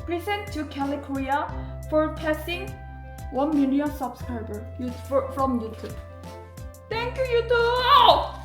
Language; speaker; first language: English; non-native, learner; Korean